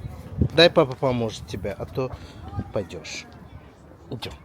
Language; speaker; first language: Russian; non-native, local second language; Azerbaijani